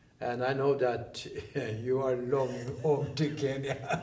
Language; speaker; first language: English; non-native, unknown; Norwegian